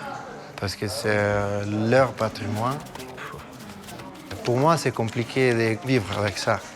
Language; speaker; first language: French; non-native, fluent; Italian